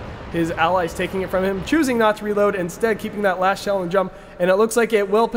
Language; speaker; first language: English; native; English